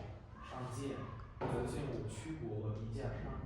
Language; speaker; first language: Chinese; non-native, learner; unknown